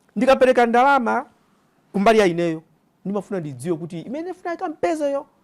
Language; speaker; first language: Nyanja; native; Nyanja